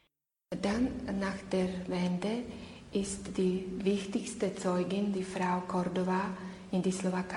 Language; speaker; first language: German; non-native, learner; Slovak